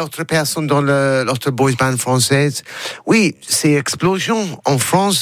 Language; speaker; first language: French; non-native, learner; English